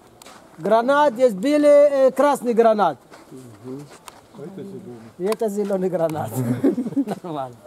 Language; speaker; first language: Russian; non-native, learner; Arabic